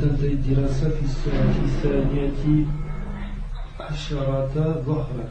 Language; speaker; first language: Arabic; non-native, learner; French